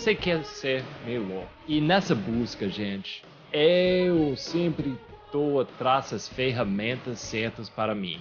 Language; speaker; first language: Portuguese; non-native, fluent; English